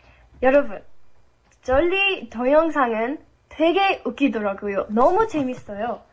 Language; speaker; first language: Korean; non-native, fluent; English